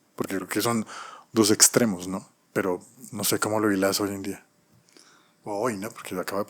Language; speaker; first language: Spanish; native; Spanish